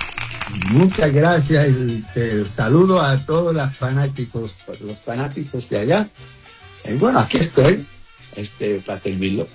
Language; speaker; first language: Spanish; early bilingual, heritage; Spanish